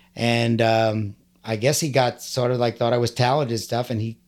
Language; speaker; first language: English; native; English